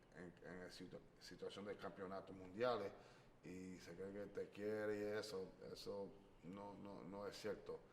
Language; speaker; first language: Spanish; early bilingual, other home language; English